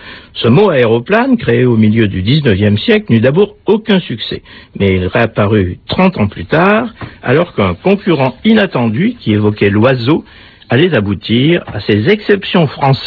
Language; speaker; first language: French; native; French